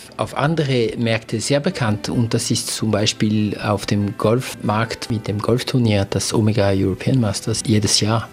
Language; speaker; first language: German; non-native, local second language; French